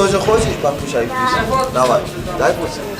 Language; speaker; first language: Russian; non-native, learner; Persian